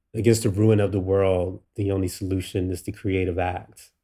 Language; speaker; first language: English; native; English